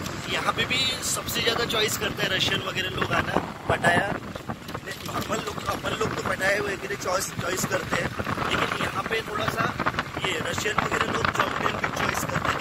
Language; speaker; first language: Hindi; native; Hindi